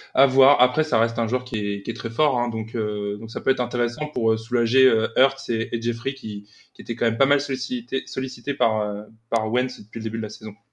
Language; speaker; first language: French; native; French